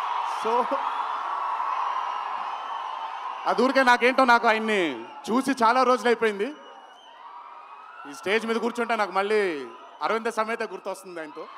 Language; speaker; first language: Telugu; native; Telugu